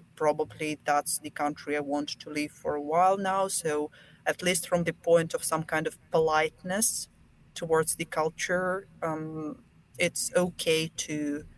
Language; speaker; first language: English; non-native, fluent; Russian